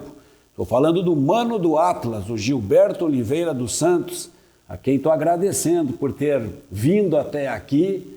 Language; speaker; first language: Portuguese; native; Portuguese